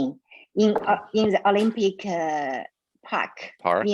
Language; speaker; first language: English; non-native, learner; Chinese